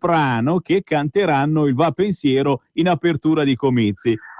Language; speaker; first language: Italian; native; Italian